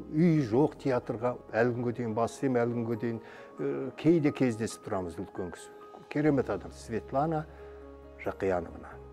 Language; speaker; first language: Kazakh; native; Kazakh